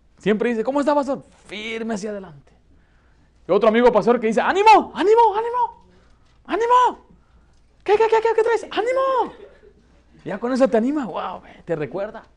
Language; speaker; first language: Spanish; early bilingual, heritage; Spanish